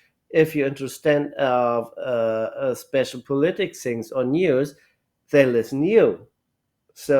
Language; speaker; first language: English; non-native, learner; German